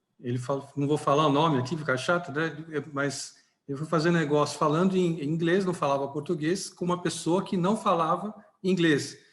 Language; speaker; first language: Portuguese; native; Portuguese